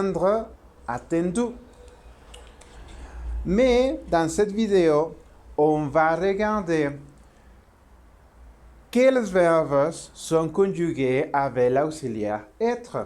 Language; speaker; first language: French; non-native, learner; Spanish